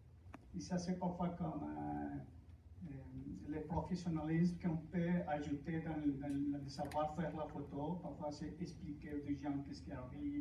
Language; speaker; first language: French; non-native, fluent; Spanish